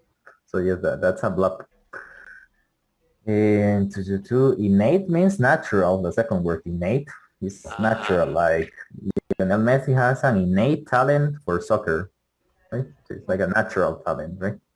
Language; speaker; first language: English; non-native, fluent; Spanish